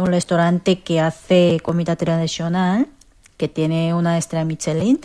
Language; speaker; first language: Spanish; non-native, fluent; Korean